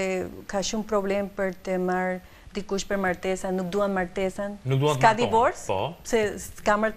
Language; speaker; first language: Albanian; non-native, learner; Spanish